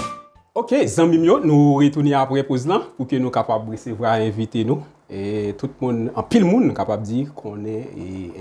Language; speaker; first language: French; non-native, local second language; Haitian Creole